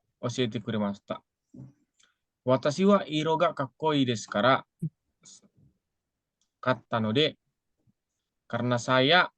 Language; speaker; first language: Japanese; non-native, fluent; Indonesian